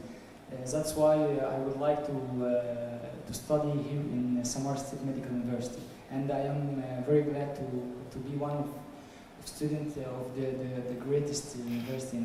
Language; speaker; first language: English; non-native, learner; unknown